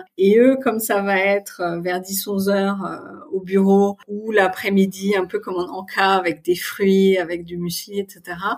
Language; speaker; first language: French; native; French